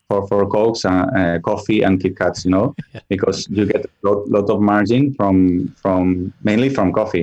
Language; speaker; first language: English; non-native, fluent; Spanish